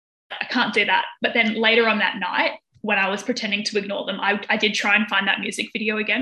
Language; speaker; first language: English; native; English